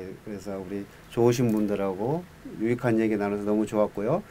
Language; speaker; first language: Korean; native; Korean